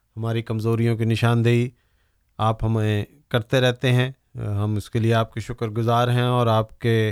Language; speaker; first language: Urdu; native; Urdu